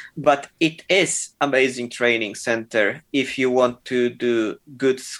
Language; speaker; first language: English; non-native, fluent; Polish